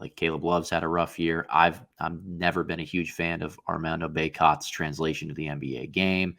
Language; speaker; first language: English; native; English